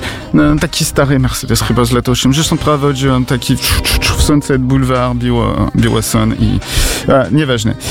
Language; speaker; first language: Polish; non-native, learner; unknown